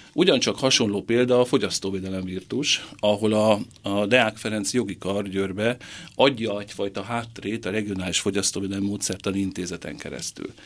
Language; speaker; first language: Hungarian; native; Hungarian